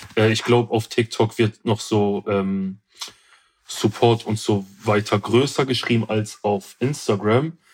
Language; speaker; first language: German; early bilingual, other home language; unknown